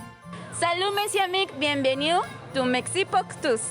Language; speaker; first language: French; non-native, fluent; Spanish